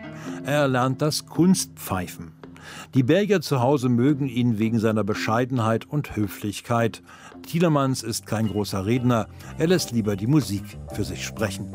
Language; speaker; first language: German; native; German